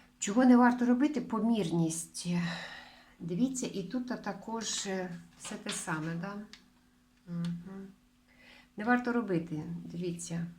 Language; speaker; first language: Ukrainian; non-native, local second language; Russian